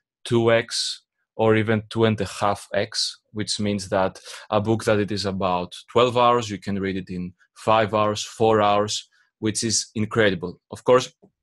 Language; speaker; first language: English; non-native, fluent; Greek